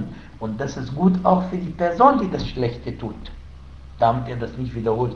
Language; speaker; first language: German; non-native, fluent; Arabic